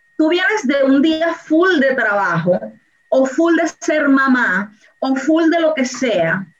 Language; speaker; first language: Spanish; native; Spanish